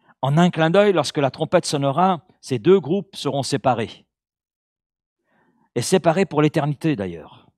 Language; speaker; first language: French; native; French